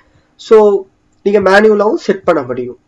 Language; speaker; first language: Tamil; native; Tamil